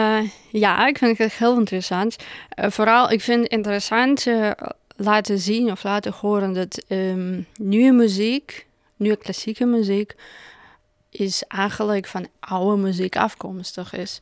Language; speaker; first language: Dutch; non-native, fluent; Russian